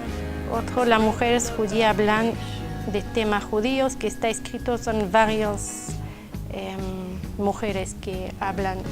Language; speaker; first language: Spanish; non-native, fluent; French